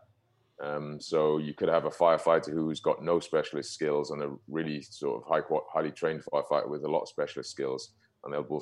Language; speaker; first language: English; native; English